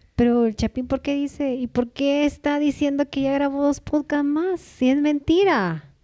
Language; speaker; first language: Spanish; native; Spanish